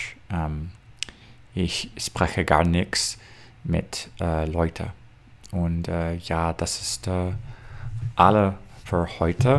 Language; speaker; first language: German; non-native, learner; English